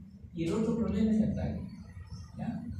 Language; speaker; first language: Spanish; native; Spanish